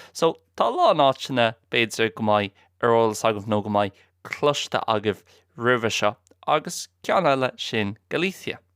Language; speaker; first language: Irish; non-native, local second language; English